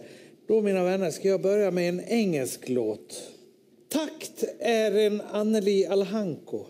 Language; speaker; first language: Swedish; native; Swedish